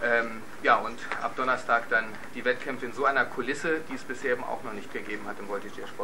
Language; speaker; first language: German; native; German